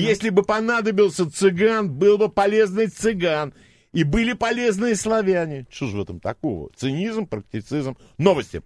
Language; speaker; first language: Russian; native; Russian